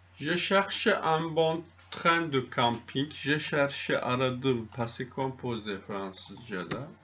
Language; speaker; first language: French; non-native, fluent; Turkish